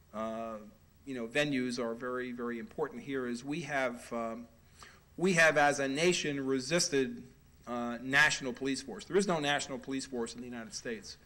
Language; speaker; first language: English; native; English